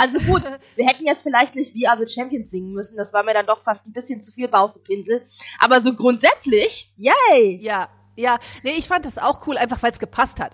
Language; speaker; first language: German; native; German